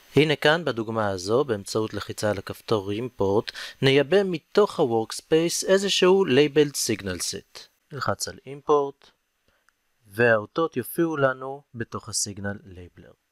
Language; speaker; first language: Hebrew; native; Hebrew